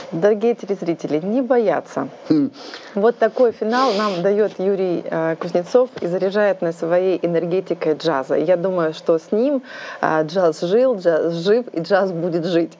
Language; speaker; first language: Russian; native; Russian